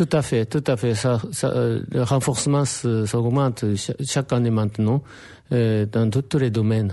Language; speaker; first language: French; non-native, fluent; Japanese